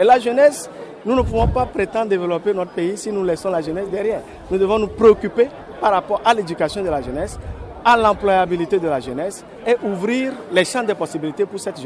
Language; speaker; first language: French; non-native, local second language; Ewe